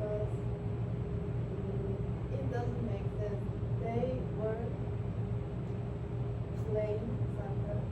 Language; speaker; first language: English; non-native, learner; Korean